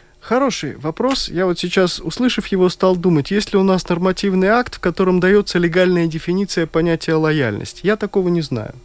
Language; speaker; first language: Russian; native; Russian